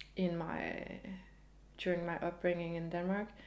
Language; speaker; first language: English; early bilingual, other home language; Danish